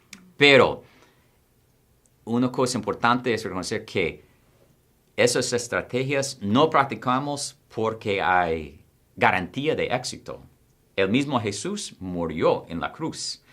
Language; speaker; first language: Spanish; non-native, fluent; English